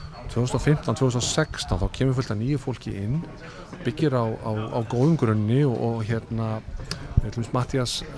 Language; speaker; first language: Icelandic; native; Icelandic